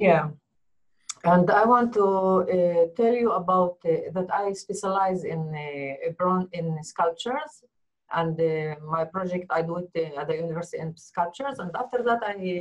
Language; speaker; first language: English; non-native, learner; Arabic